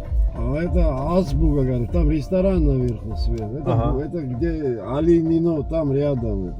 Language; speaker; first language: Russian; non-native, fluent; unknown